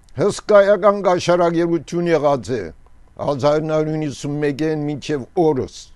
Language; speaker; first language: Armenian; early bilingual, heritage; Armenian